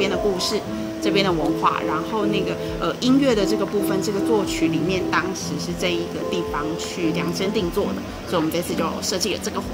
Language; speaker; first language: Chinese; native; Chinese